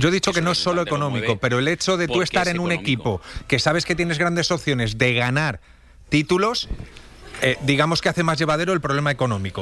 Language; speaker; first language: Spanish; native; Spanish